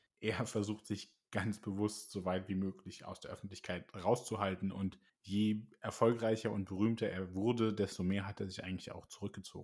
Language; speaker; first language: German; native; German